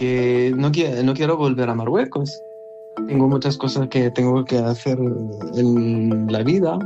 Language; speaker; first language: Spanish; non-native, learner; Arabic